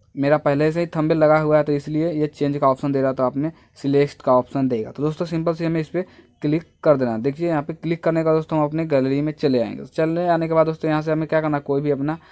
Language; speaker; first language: Hindi; native; Hindi